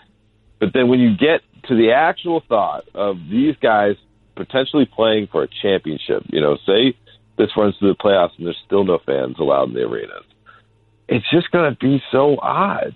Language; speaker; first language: English; native; English